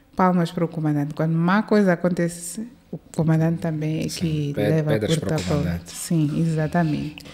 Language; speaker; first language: Portuguese; early bilingual, heritage; Portuguese